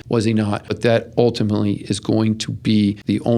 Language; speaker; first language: English; native; English